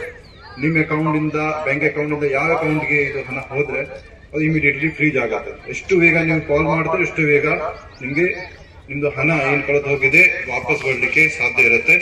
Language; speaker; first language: Kannada; non-native, fluent; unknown